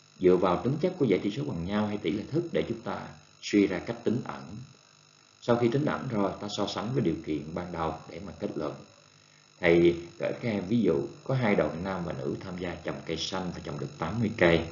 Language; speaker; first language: Vietnamese; native; Vietnamese